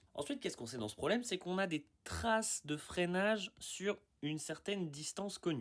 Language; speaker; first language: French; native; French